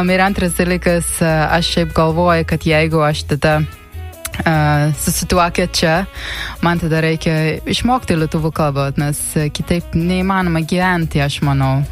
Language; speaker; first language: Lithuanian; non-native, learner; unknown